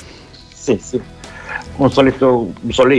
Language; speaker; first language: Italian; non-native, fluent; Romanian